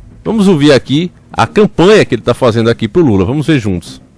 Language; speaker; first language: Portuguese; native; Portuguese